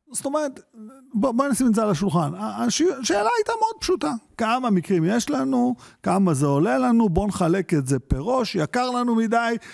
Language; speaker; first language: Hebrew; native; Hebrew